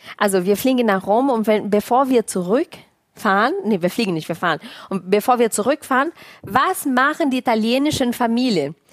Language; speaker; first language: German; non-native, fluent; Portuguese